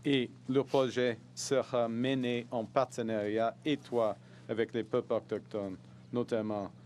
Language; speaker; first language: French; non-native, local second language; English